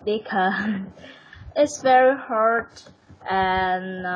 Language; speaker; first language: English; non-native, learner; Vietnamese